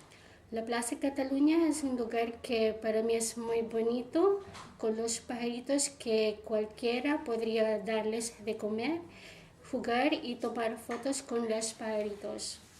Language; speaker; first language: Spanish; non-native, learner; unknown